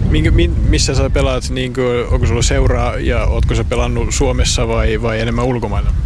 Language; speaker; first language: Finnish; native; Finnish